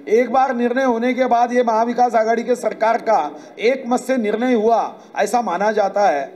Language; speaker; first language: Hindi; non-native, local second language; Marathi